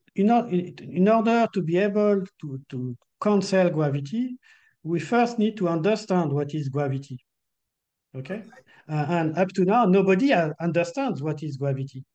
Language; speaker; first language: English; non-native, fluent; French